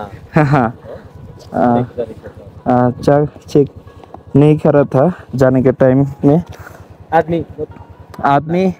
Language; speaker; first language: Hindi; non-native, learner; Bangla